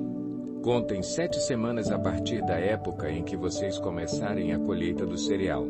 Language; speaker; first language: Portuguese; native; Portuguese